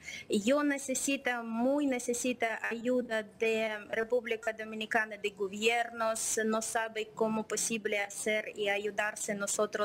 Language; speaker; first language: Spanish; non-native, learner; Ukrainian